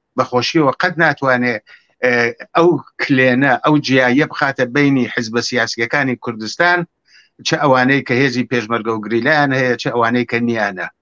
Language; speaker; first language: Central Kurdish; native; Central Kurdish